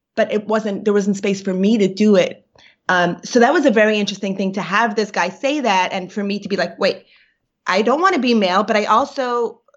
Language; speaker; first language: English; native; English